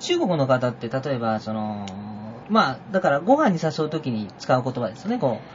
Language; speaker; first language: Japanese; native; Japanese